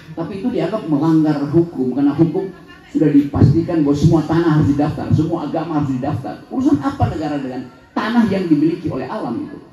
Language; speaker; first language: Indonesian; native; Indonesian